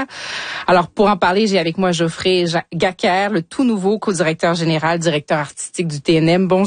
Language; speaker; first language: French; native; French